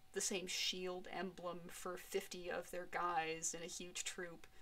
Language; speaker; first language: English; native; English